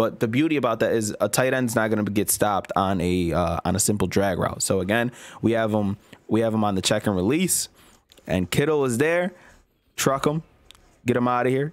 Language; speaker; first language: English; native; English